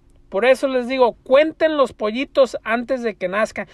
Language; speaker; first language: Spanish; early bilingual, heritage; Spanish